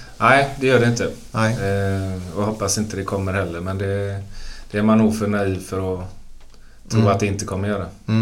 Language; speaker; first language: Swedish; native; Swedish